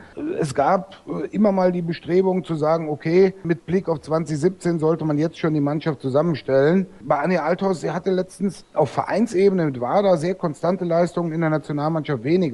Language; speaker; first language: German; native; German